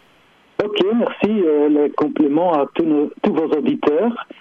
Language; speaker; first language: French; non-native, fluent; Dutch